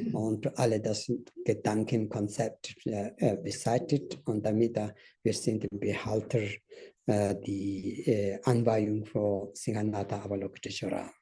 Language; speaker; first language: German; non-native, fluent; Tibetan